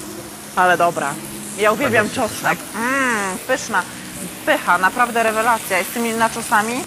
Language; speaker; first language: Polish; native; Polish